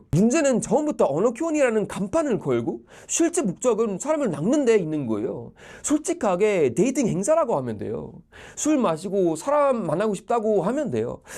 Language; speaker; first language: Korean; non-native, fluent; Swedish